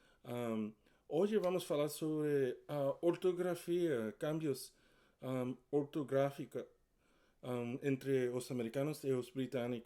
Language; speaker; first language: Portuguese; non-native, learner; English